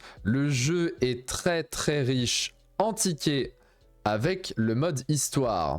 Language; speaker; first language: French; native; French